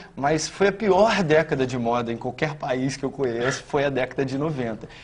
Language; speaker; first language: Portuguese; native; Portuguese